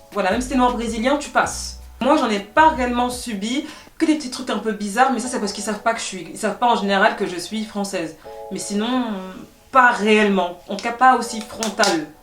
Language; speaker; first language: French; native; French